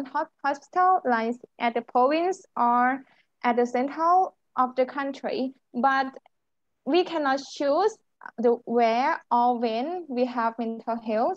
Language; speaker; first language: English; non-native, learner; Thai